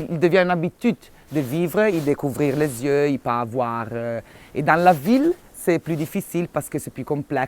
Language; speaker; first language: French; non-native, learner; Italian